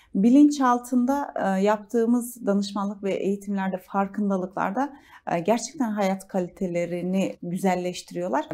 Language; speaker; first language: Turkish; native; Turkish